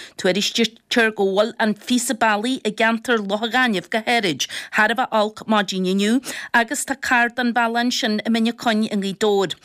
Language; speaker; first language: Irish; native; Irish